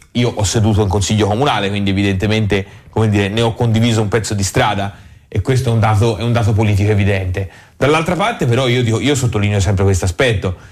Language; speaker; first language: Italian; native; Italian